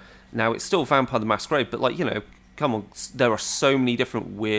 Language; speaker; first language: English; native; English